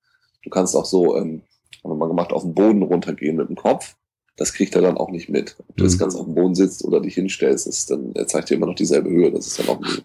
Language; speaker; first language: German; native; German